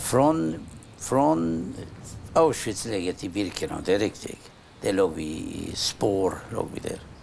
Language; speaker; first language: Swedish; non-native, fluent; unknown